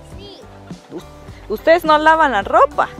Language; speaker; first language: Spanish; native; Spanish